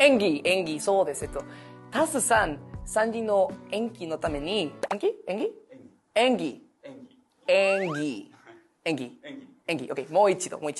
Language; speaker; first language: Japanese; non-native, learner; Spanish